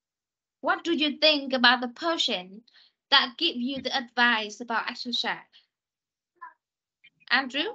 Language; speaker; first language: English; non-native, fluent; Vietnamese